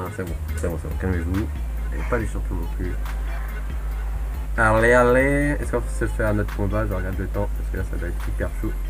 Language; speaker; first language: French; native; French